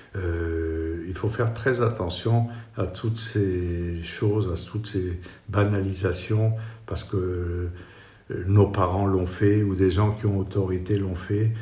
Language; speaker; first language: French; non-native, fluent; Spanish